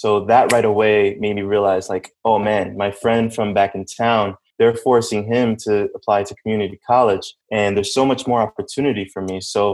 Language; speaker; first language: English; early bilingual, other home language; Spanish